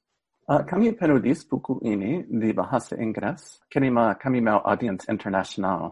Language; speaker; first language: Indonesian; non-native, fluent; English